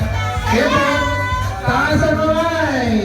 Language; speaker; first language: Filipino; native; Filipino